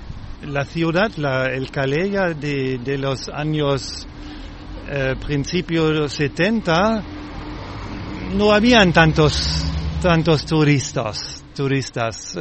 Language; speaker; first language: Spanish; non-native, fluent; German